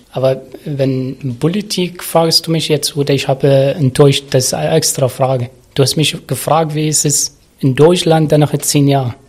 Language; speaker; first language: German; non-native, learner; Arabic